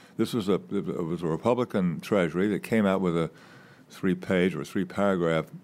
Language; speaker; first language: English; native; English